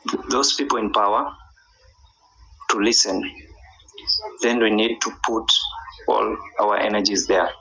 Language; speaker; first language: English; non-native, local second language; Swahili